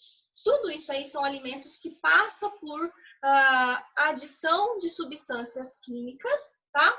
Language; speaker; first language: Portuguese; native; Portuguese